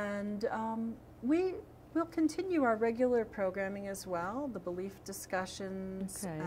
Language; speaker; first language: English; native; English